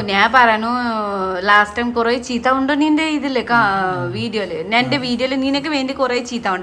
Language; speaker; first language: Malayalam; non-native, learner; Nepali